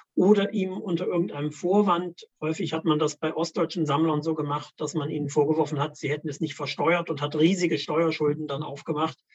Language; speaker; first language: German; native; German